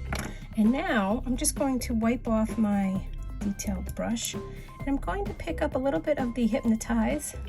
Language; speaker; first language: English; native; English